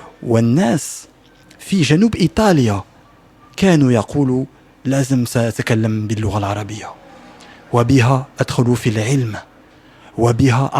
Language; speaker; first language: Arabic; non-native, learner; French